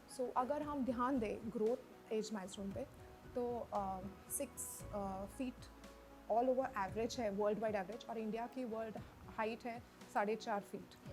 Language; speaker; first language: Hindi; native; Hindi